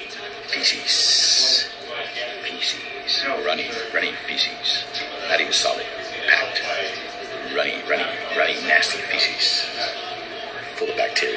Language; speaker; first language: English; native; English